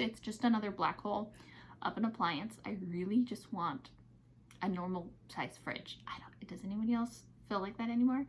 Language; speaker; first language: English; native; English